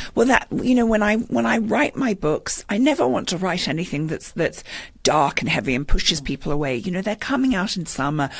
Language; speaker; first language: English; native; English